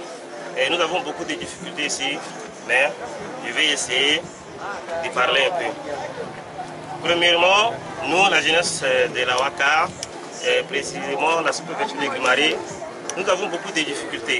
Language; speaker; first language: French; non-native, local second language; Sango